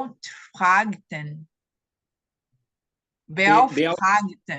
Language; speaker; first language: German; non-native, learner; Portuguese